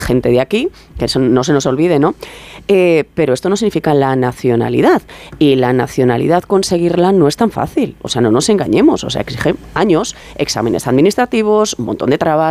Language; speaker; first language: Spanish; native; Spanish